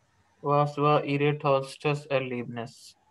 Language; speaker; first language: German; non-native, learner; Urdu